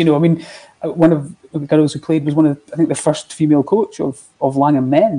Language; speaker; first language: English; native; English